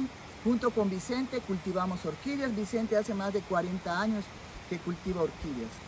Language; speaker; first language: Spanish; native; Spanish